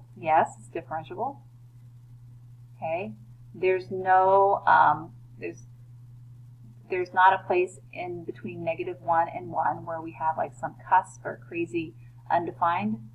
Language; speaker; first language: English; native; English